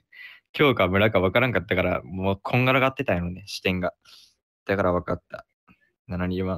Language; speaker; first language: Japanese; native; Japanese